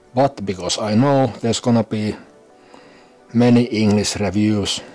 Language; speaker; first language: English; non-native, fluent; Finnish